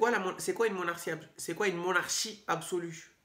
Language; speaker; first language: French; native; French